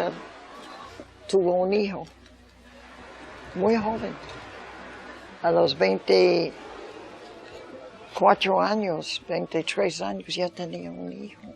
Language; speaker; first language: Spanish; early bilingual, other home language; English